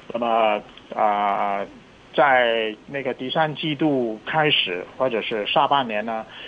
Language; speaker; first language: Chinese; non-native, local second language; Cantonese